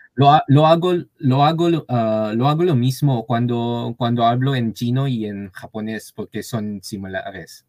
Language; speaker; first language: Spanish; non-native, learner; Chinese